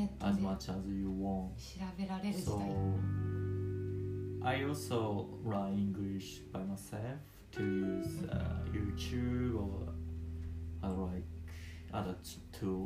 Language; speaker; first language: English; non-native, learner; Japanese